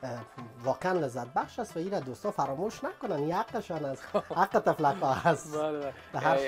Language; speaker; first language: Persian; native; Persian